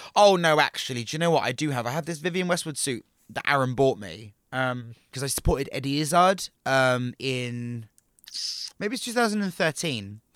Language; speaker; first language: English; native; English